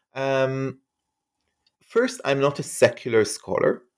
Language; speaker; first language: English; non-native, fluent; Hebrew